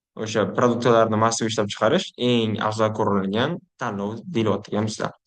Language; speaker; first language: English; non-native, fluent; Uzbek